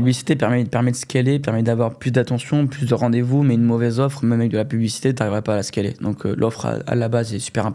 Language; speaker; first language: French; native; French